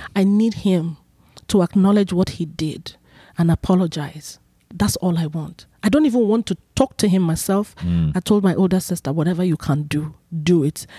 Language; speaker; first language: English; non-native, local second language; Igbo